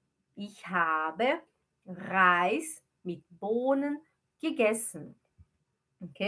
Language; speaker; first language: German; non-native, fluent; Portuguese